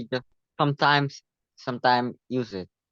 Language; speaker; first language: English; non-native, learner; Vietnamese